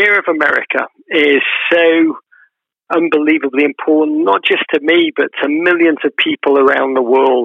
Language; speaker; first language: English; native; English